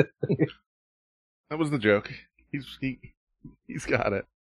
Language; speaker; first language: English; native; English